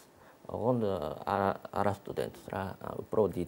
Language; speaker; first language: Georgian; non-native, fluent; Japanese